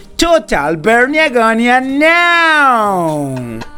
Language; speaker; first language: English; non-native, learner; Spanish